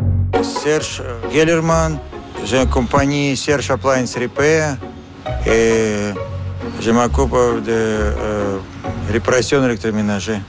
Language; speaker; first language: French; non-native, fluent; Russian